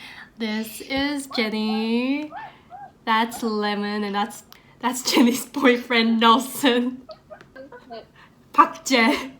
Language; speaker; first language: English; non-native, fluent; Korean